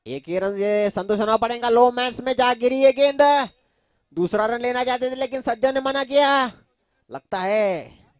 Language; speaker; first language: Hindi; non-native, local second language; Marathi